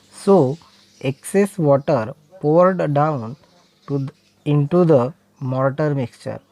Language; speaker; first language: English; non-native, local second language; Marathi